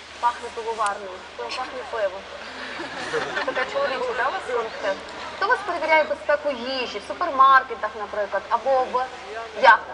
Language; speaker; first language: Ukrainian; native; Ukrainian